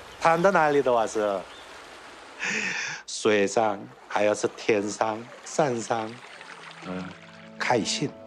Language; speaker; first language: Chinese; non-native, learner; Korean